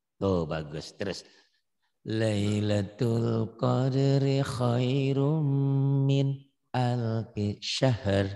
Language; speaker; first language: Indonesian; native; Indonesian